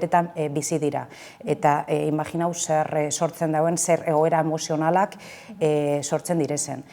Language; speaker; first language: Basque; native; Basque